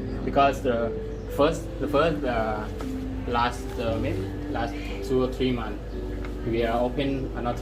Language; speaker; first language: English; non-native, learner; Thai